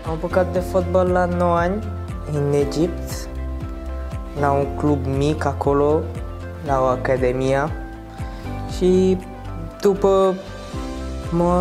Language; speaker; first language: Romanian; non-native, learner; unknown